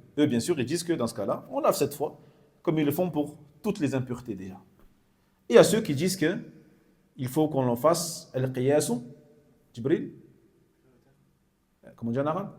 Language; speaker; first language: French; native; French